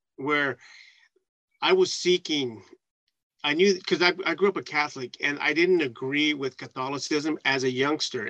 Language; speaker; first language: English; early bilingual, other home language; Spanish